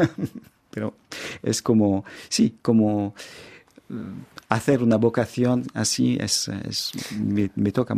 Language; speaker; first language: Spanish; non-native, fluent; French